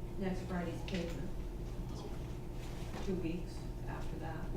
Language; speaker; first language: English; native; English